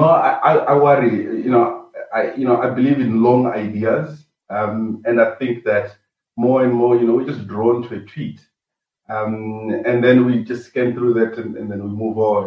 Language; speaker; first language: English; non-native, local second language; Venda